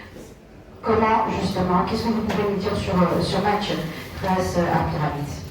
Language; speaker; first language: French; non-native, local second language; Arabic